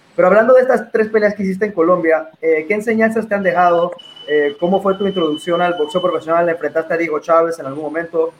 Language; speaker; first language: Spanish; native; Spanish